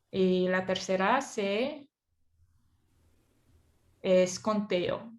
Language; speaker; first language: Spanish; non-native, fluent; English